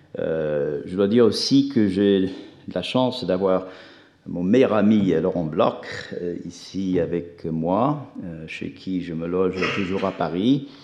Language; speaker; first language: French; non-native, fluent; English